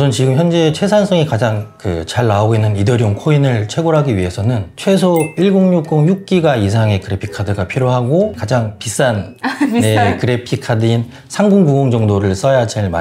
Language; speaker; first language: Korean; native; Korean